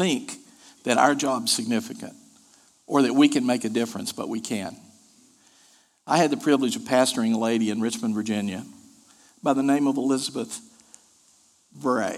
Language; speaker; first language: English; native; English